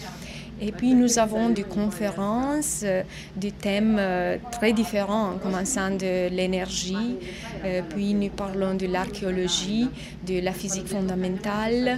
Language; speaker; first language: French; non-native, fluent; Italian